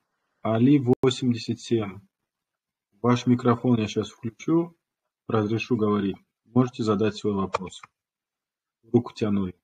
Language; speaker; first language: Russian; non-native, local second language; Kumyk